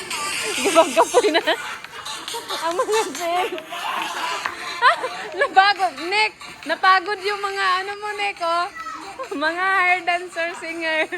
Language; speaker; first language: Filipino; non-native, local second language; Cebuano